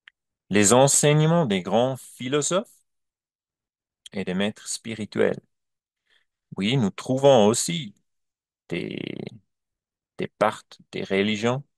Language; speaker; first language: French; non-native, learner; German